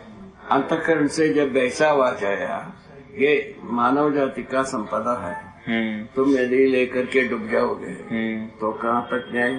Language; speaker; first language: Hindi; non-native, local second language; Kannada